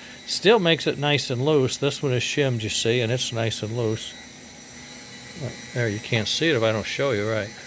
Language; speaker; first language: English; native; English